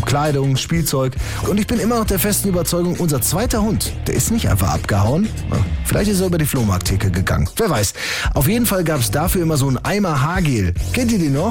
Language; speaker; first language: German; native; German